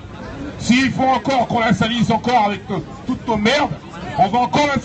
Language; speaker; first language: French; native; French